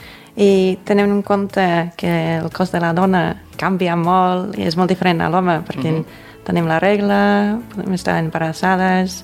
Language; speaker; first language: Catalan; non-native, fluent; English